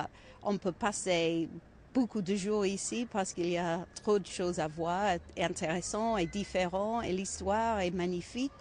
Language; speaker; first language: French; non-native, fluent; English